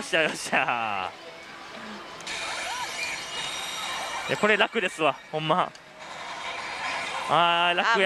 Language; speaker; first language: Japanese; native; Japanese